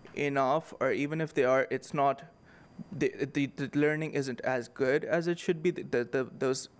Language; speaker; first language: English; non-native, local second language; Urdu